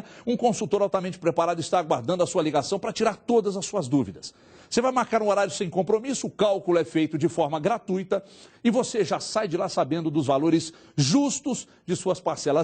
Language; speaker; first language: Portuguese; native; Portuguese